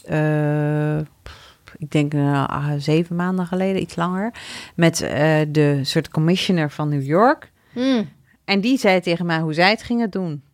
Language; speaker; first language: Dutch; early bilingual, other home language; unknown